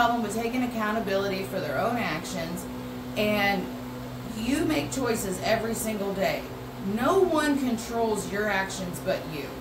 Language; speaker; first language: English; native; English